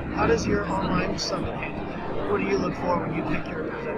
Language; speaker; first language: English; native; English